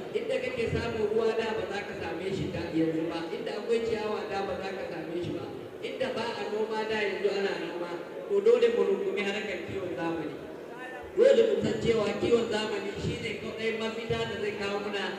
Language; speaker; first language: Hausa; non-native, local second language; Fula